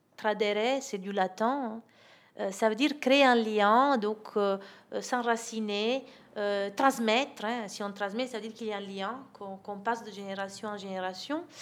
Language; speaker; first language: French; non-native, fluent; Italian